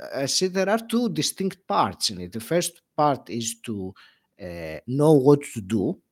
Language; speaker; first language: English; non-native, fluent; Greek